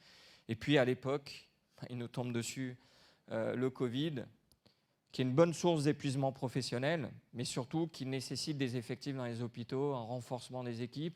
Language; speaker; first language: French; native; French